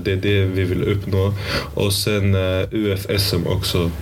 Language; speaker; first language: Swedish; early bilingual, other home language; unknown